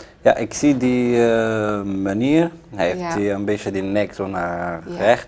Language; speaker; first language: Dutch; non-native, learner; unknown